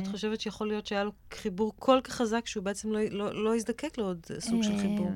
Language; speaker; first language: Hebrew; native; Hebrew